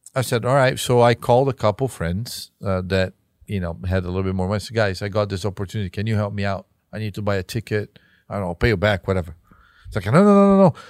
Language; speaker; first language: English; non-native, fluent; Portuguese